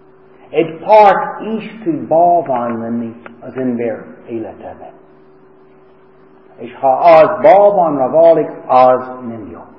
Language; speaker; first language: Hungarian; non-native, fluent; English